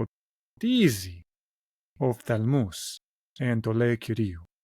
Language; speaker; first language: Greek; non-native, learner; English